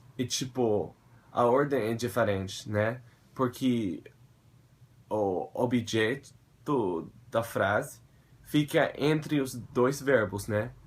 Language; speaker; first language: Portuguese; non-native, fluent; English